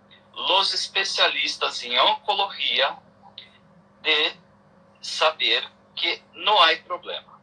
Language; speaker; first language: Spanish; non-native, learner; Portuguese